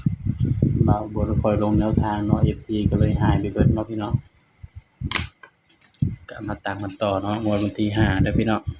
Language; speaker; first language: Thai; non-native, local second language; Northeastern Thai